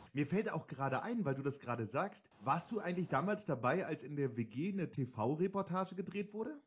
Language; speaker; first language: German; native; German